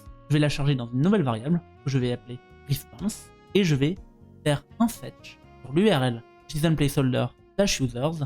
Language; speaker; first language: French; native; French